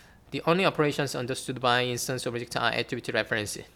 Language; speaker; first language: English; non-native, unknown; Korean